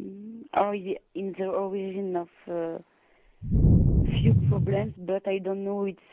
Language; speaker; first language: English; non-native, learner; French